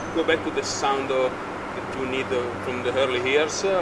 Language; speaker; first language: English; non-native, learner; Italian